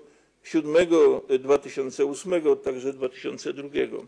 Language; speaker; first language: Polish; native; Polish